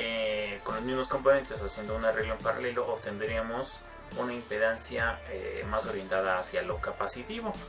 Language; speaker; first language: Spanish; native; Spanish